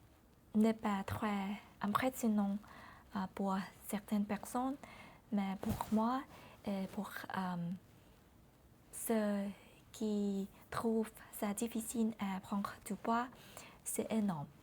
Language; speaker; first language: French; non-native, learner; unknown